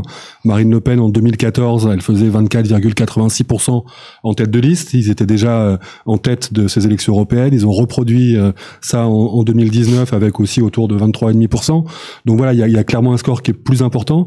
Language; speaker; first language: French; native; French